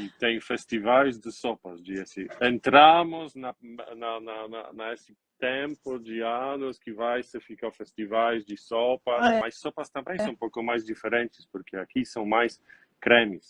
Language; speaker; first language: Portuguese; non-native, learner; Polish